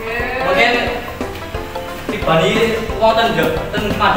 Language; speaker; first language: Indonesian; non-native, local second language; Javanese